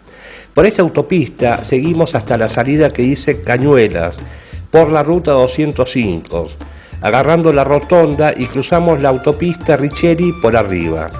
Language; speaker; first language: Spanish; native; Spanish